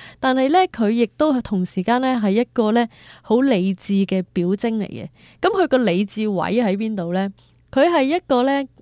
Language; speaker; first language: Cantonese; native; Cantonese